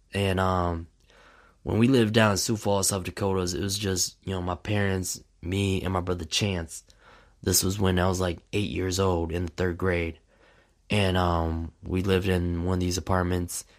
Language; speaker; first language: English; native; English